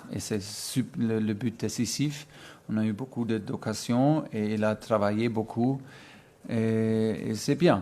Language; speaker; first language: French; non-native, fluent; German